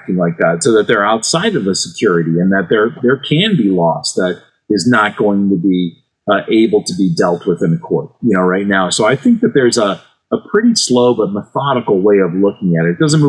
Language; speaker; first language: English; native; English